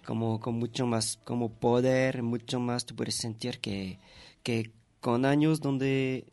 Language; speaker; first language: Spanish; non-native, fluent; French